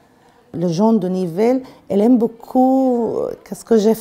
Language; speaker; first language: French; non-native, learner; Arabic